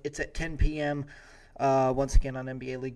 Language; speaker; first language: English; native; English